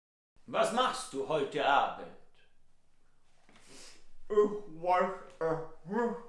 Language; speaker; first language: German; non-native, fluent; Italian